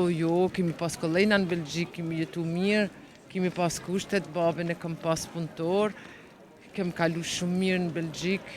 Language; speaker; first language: Albanian; early bilingual, heritage; Albanian